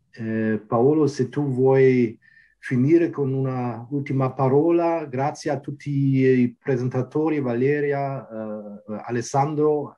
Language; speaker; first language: Italian; non-native, fluent; German